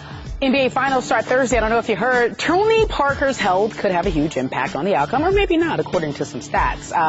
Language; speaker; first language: English; native; English